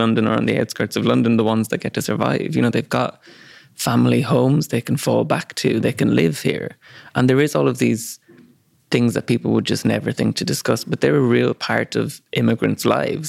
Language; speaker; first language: English; native; English